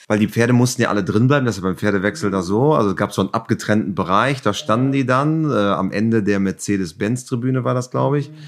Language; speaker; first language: German; native; German